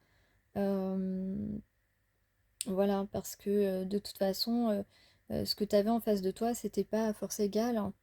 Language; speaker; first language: French; native; French